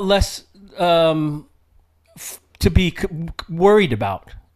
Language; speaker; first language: English; native; English